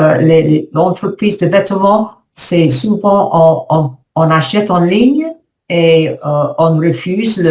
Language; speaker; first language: French; non-native, learner; English